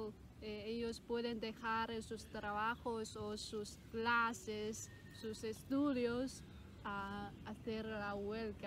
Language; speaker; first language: Spanish; non-native, fluent; Cantonese